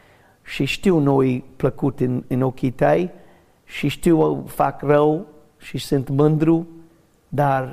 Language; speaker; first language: Romanian; non-native, learner; English